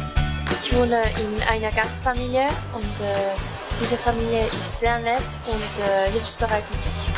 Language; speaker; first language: German; non-native, local second language; French